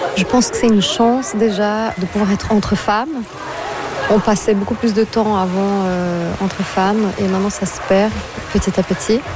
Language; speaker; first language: French; non-native, fluent; Portuguese